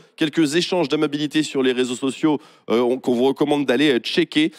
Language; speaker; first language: French; native; French